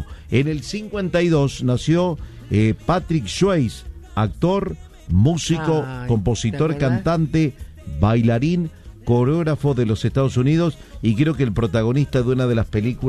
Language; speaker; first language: Spanish; native; Spanish